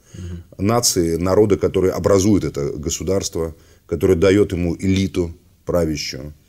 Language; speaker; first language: Russian; native; Russian